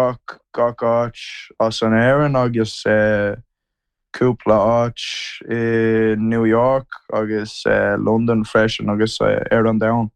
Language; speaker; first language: Irish; non-native, learner; English